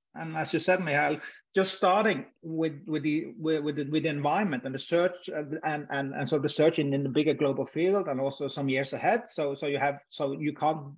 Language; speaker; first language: English; non-native, fluent; Norwegian